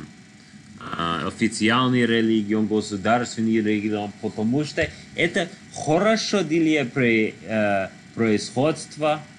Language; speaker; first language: Russian; non-native, learner; English